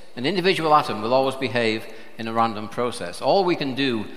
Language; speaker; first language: English; native; English